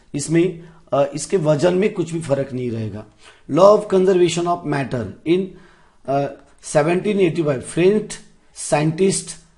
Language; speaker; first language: Hindi; non-native, local second language; Marathi